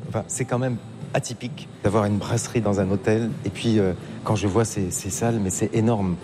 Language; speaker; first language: French; native; French